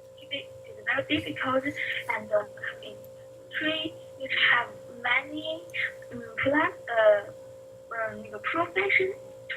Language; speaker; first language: English; non-native, learner; Chinese